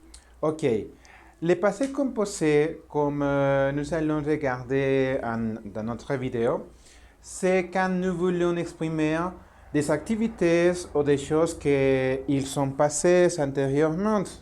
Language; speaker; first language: French; non-native, learner; Spanish